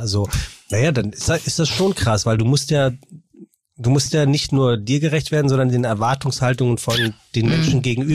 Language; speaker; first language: German; native; German